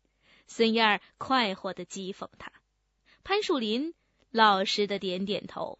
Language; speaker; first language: Chinese; native; Chinese